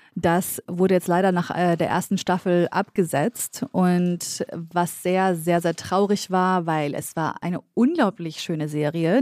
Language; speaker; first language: German; early bilingual, other home language; Kurdish